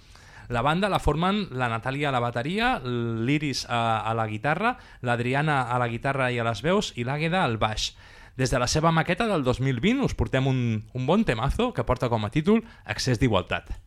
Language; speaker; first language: Catalan; native; Catalan